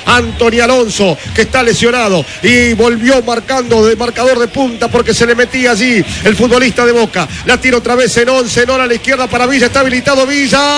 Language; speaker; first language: Spanish; native; Spanish